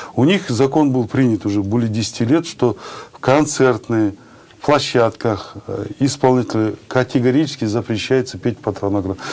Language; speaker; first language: Russian; non-native, local second language; Kazakh